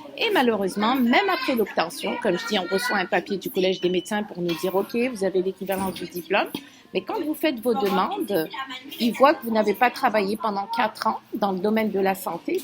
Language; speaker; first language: French; non-native, local second language; Kabyle